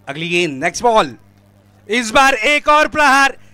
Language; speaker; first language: Hindi; non-native, local second language; Marathi